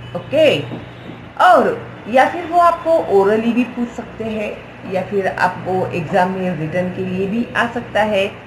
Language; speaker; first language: Hindi; non-native, local second language; Marathi